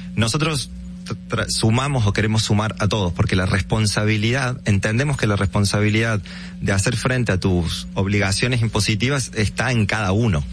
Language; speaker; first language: Spanish; native; Spanish